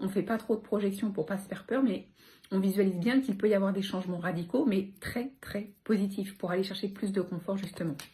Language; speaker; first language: French; native; French